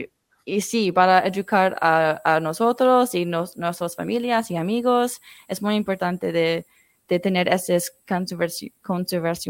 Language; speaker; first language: Spanish; non-native, fluent; English